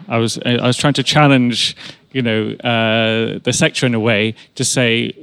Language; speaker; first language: English; native; English